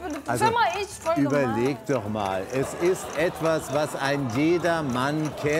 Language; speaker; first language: German; native; German